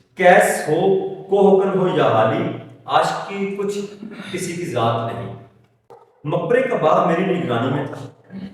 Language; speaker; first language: Urdu; native; Urdu